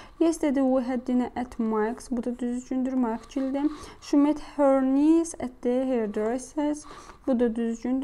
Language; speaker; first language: English; non-native, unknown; Azerbaijani